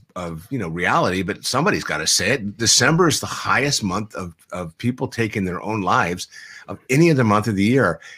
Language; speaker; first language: English; native; English